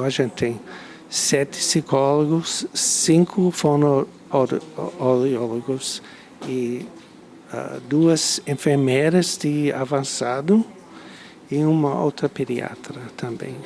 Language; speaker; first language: Portuguese; non-native, fluent; English